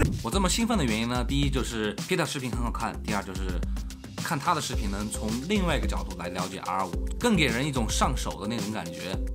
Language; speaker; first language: Chinese; native; Chinese